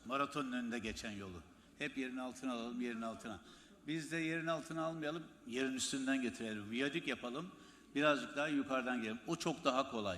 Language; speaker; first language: Turkish; native; Turkish